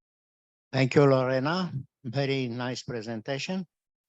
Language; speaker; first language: English; non-native, fluent; Romanian